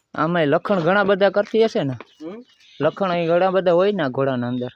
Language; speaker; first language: Gujarati; native; Gujarati